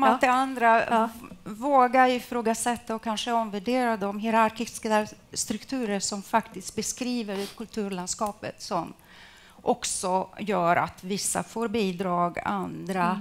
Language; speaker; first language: Swedish; non-native, fluent; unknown